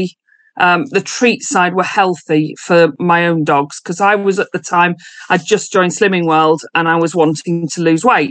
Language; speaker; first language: English; native; English